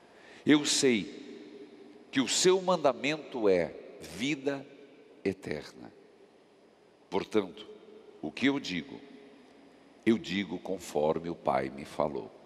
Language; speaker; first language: Portuguese; native; Portuguese